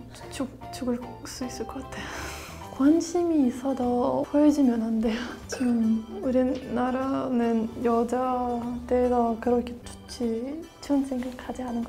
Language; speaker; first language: Korean; non-native, fluent; Russian